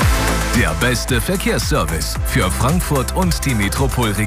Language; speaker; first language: German; native; German